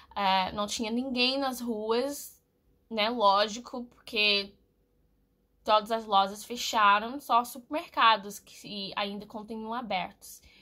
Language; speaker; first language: Portuguese; non-native, fluent; English